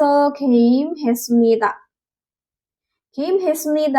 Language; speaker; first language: Korean; non-native, learner; Indonesian